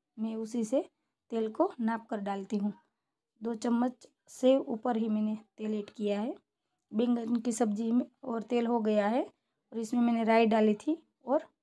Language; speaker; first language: Hindi; non-native, local second language; Gujarati